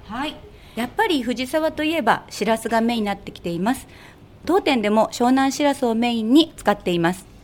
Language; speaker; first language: Japanese; native; Japanese